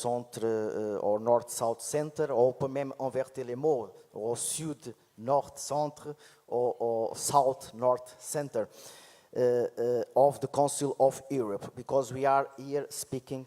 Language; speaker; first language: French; non-native, fluent; Portuguese